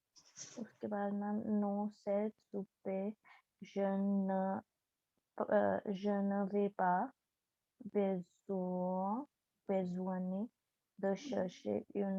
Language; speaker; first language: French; non-native, learner; Hindi